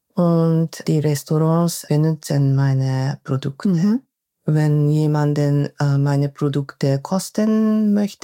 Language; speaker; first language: German; non-native, fluent; Japanese